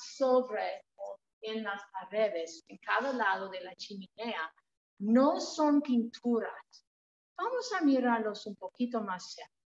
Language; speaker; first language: Spanish; non-native, fluent; English